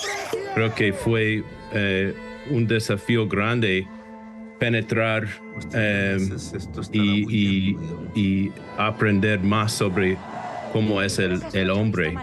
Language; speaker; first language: Spanish; non-native, fluent; English